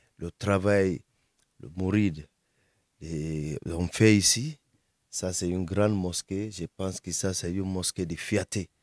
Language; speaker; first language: French; non-native, fluent; Fula